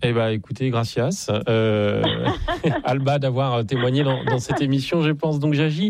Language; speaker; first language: French; native; French